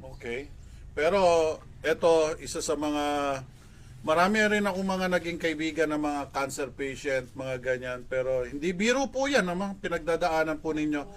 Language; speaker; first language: Filipino; native; Filipino